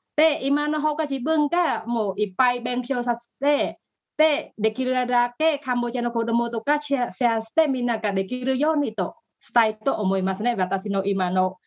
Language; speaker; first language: Japanese; non-native, fluent; Khmer